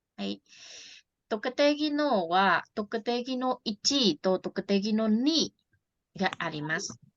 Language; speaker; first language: Japanese; non-native, fluent; Vietnamese